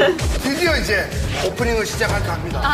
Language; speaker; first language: Korean; native; Korean